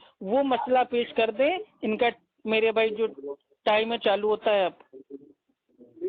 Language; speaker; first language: Hindi; native; Hindi